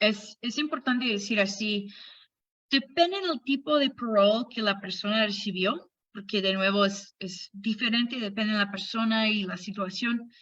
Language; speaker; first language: Spanish; non-native, fluent; English